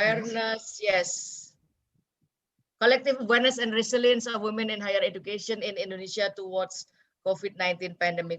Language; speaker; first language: English; non-native, fluent; Indonesian